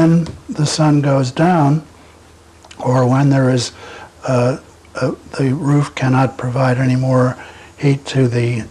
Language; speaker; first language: English; native; English